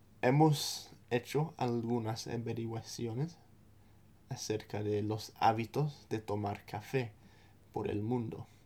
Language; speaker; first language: Spanish; non-native, fluent; English